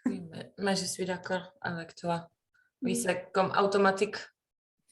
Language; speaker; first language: French; non-native, learner; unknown